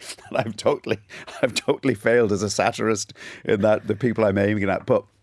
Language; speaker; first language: English; native; English